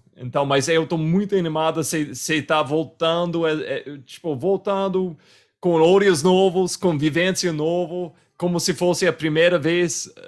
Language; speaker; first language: Portuguese; non-native, fluent; English